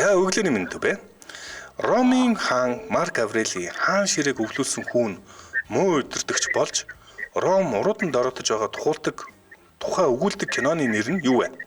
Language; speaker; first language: Mongolian; native; Mongolian